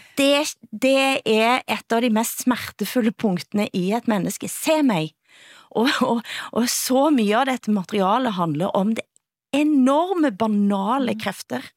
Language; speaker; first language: Norwegian; native; Norwegian